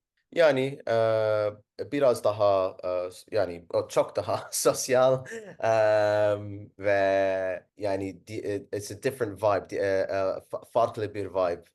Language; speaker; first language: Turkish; non-native, learner; Arabic